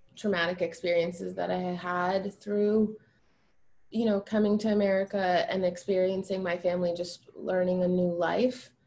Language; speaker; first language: English; early bilingual, other home language; Albanian